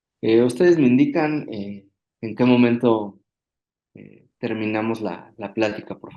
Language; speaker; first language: Spanish; native; Spanish